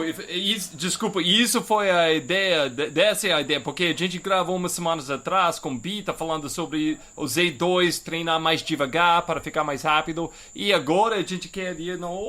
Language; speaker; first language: Portuguese; non-native, fluent; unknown